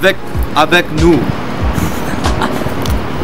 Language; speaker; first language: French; non-native, learner; English